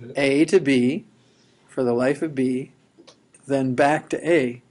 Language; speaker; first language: English; native; English